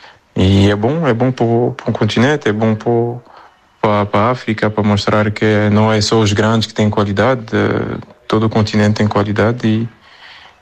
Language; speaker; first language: Portuguese; non-native, fluent; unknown